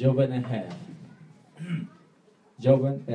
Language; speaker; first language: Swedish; non-native, learner; Spanish